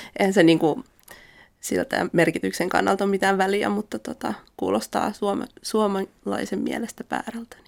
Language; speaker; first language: Finnish; early bilingual, other home language; Russian